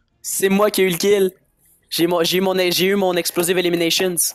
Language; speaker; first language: French; native; French